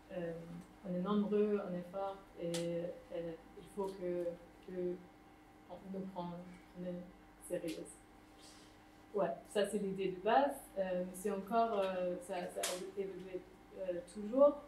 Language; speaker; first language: French; non-native, fluent; Dutch